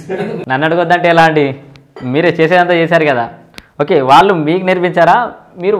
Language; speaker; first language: Telugu; native; Telugu